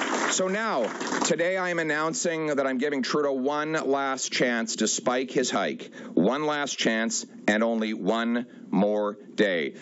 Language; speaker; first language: English; native; English